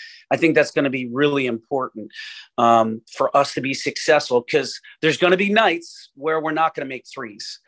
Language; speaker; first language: English; native; English